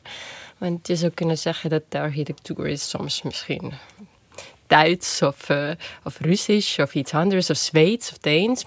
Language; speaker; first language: Dutch; non-native, fluent; Estonian